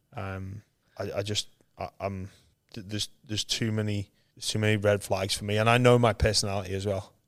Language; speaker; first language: English; native; English